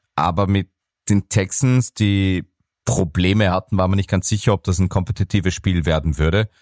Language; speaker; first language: German; native; German